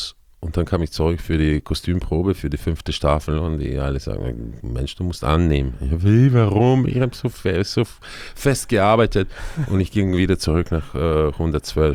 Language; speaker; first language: German; non-native, fluent; Croatian